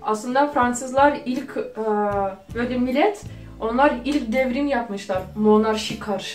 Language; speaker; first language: Turkish; non-native, fluent; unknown